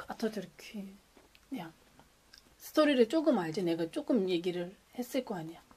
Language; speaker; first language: Korean; non-native, fluent; Turkish